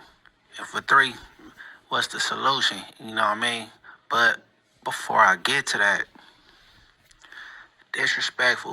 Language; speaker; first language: English; native; English